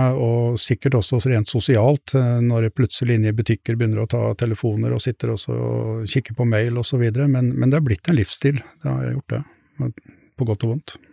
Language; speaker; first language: Norwegian; native; Norwegian